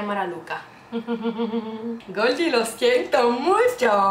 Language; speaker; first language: Spanish; native; Spanish